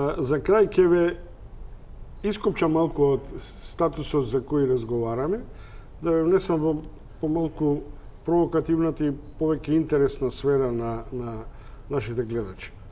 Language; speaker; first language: Macedonian; native; Macedonian